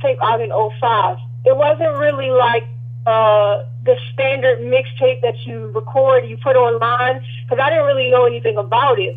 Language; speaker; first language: English; native; English